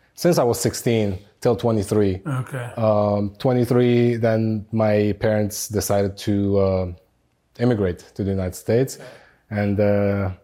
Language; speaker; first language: English; non-native, fluent; Arabic